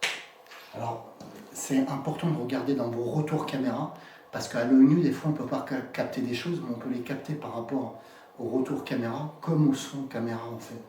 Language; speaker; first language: French; native; French